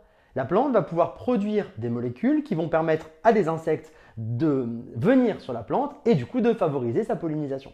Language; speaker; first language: French; native; French